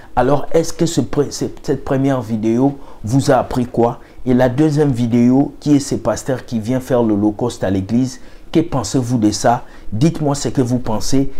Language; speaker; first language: French; non-native, local second language; Lingala